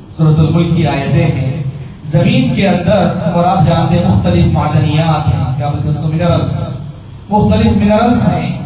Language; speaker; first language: Urdu; native; Urdu